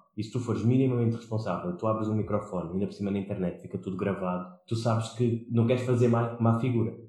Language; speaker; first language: Portuguese; non-native, local second language; Kabuverdianu